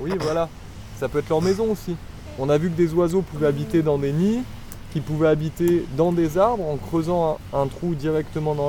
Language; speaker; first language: French; native; French